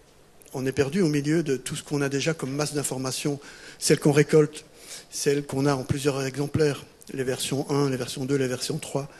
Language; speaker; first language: French; native; French